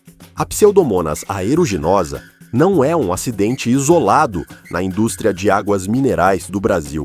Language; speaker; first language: Portuguese; native; Portuguese